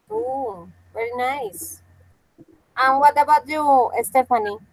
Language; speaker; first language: English; non-native, fluent; Spanish